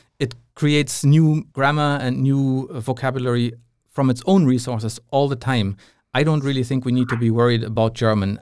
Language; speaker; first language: English; non-native, fluent; German